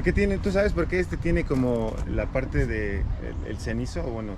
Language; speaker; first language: Spanish; native; Spanish